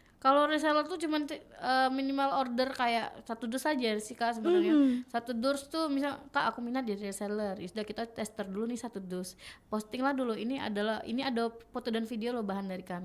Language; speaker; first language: Indonesian; native; Indonesian